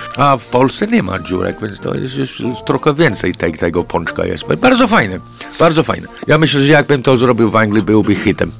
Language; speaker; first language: Polish; non-native, fluent; English